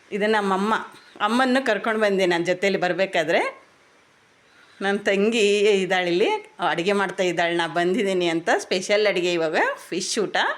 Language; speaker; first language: Kannada; native; Kannada